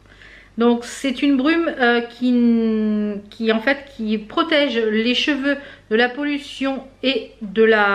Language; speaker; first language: French; native; French